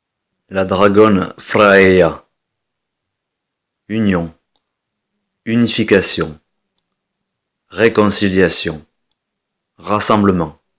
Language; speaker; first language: French; native; French